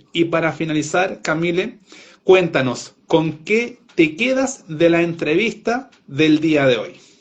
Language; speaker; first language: Spanish; native; Spanish